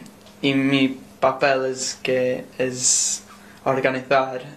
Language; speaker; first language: Spanish; non-native, learner; English